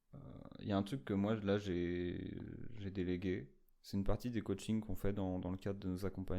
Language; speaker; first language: French; native; French